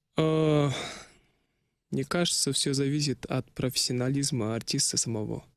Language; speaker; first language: Russian; non-native, local second language; Kazakh